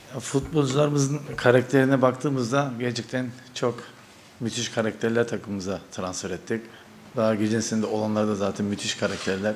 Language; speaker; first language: Turkish; early bilingual, heritage; Turkish